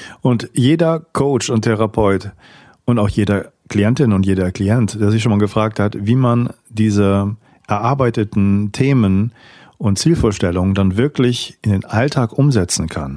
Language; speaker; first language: German; native; German